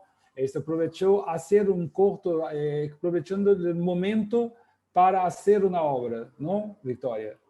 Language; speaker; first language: Spanish; non-native, fluent; Portuguese